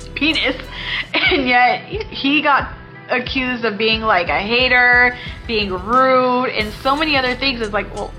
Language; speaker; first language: English; early bilingual, other home language; Spanish